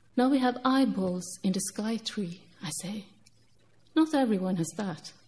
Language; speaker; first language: English; non-native, fluent; Norwegian